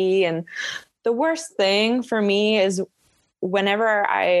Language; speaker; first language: English; native; English